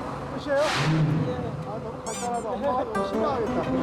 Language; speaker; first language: Korean; native; Korean